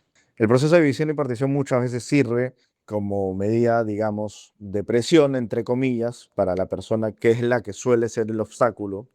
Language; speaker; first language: Spanish; native; Spanish